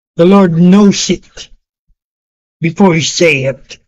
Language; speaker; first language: English; non-native, local second language; Filipino